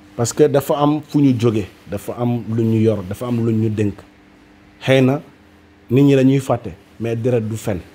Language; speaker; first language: Wolof; non-native, local second language; Fula